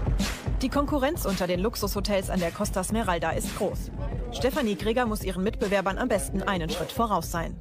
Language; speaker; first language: German; native; German